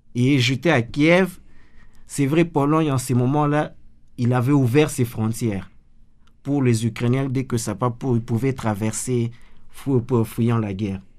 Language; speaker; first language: French; non-native, local second language; Lingala